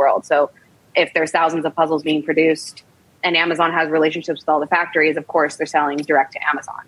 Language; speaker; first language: English; native; English